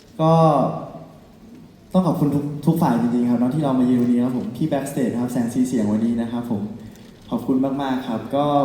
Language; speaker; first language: Thai; native; Thai